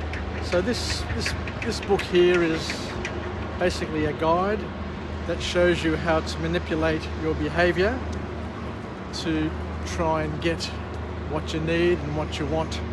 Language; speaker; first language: English; native; English